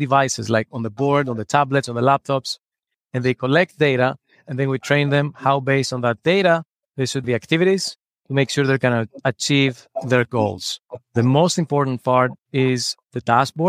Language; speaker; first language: English; non-native, fluent; Greek